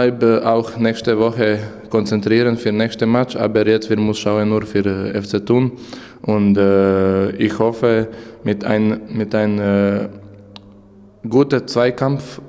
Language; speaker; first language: German; non-native, learner; Croatian